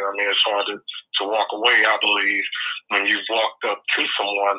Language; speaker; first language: English; native; English